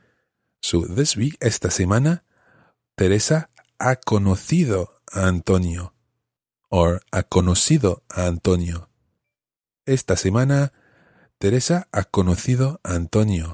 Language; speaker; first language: Spanish; non-native, fluent; English